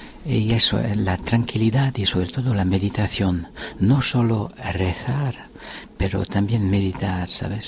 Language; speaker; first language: Spanish; non-native, fluent; French